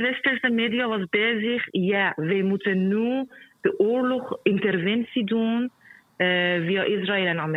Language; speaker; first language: Dutch; non-native, fluent; Persian